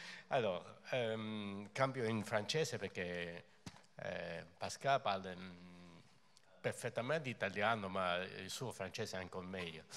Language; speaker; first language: Italian; non-native, fluent; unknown